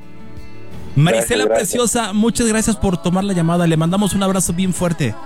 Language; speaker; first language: Spanish; native; Spanish